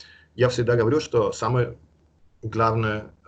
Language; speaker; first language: Russian; non-native, fluent; Italian